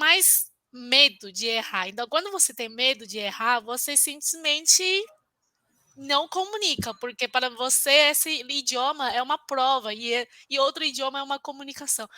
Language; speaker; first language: Portuguese; non-native, fluent; Chinese